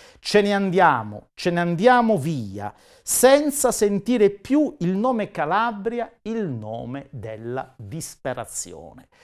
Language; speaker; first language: Italian; native; Italian